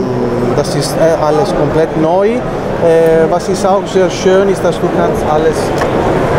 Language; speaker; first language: German; non-native, learner; Italian